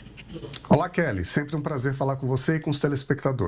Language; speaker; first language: Portuguese; native; Portuguese